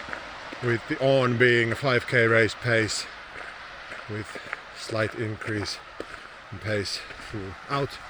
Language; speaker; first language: English; non-native, fluent; Finnish